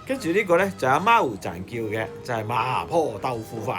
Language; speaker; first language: Cantonese; native; Cantonese